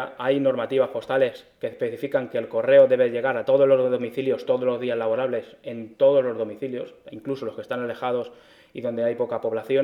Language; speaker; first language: Spanish; native; Spanish